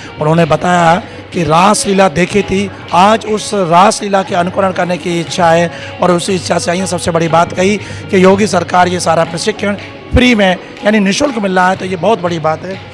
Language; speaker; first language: Hindi; native; Hindi